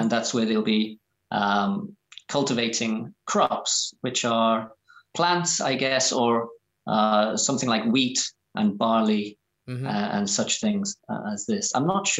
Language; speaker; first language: English; native; English